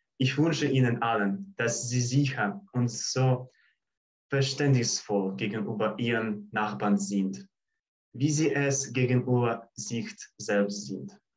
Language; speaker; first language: German; non-native, fluent; Russian